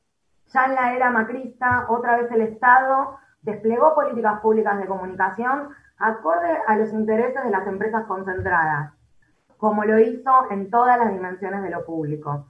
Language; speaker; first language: Spanish; native; Spanish